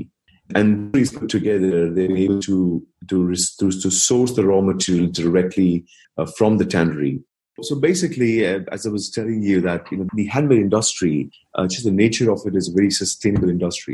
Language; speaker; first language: English; non-native, local second language; Hindi